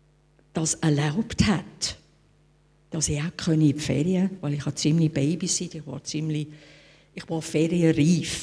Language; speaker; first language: German; non-native, fluent; English